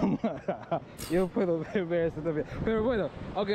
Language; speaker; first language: Spanish; non-native, learner; English